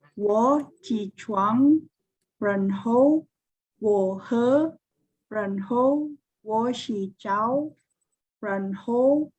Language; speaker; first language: Chinese; non-native, learner; Indonesian